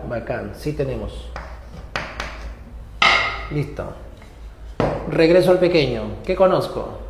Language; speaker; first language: Spanish; native; Spanish